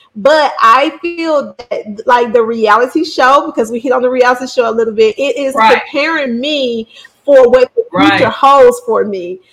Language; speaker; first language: English; native; English